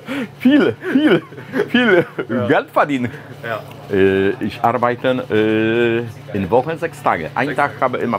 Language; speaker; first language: German; non-native, learner; Polish